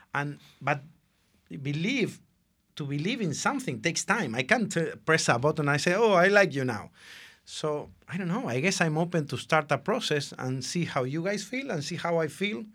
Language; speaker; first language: English; non-native, fluent; Spanish